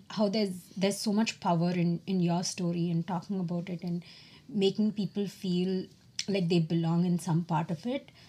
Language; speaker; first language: English; non-native, local second language; Tamil